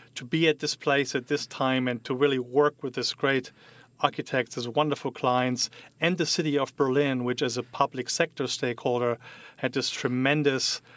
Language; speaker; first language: English; non-native, fluent; German